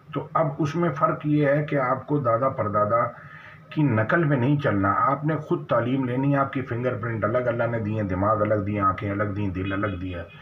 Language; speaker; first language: Urdu; native; Urdu